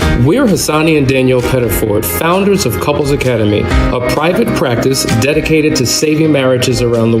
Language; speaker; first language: English; native; English